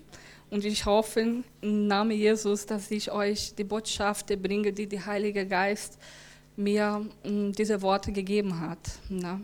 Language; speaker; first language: German; non-native, learner; Portuguese